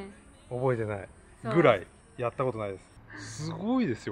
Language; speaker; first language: Japanese; native; Japanese